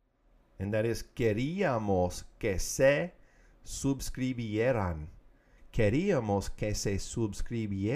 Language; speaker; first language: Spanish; non-native, fluent; English